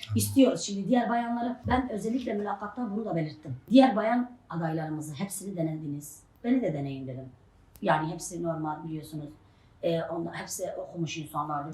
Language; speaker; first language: Turkish; non-native, local second language; Arabic